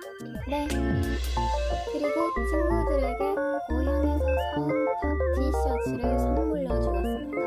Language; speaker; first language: Korean; non-native, learner; English